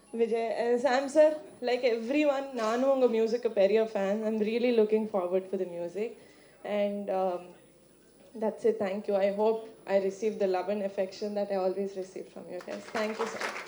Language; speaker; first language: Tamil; non-native, learner; Telugu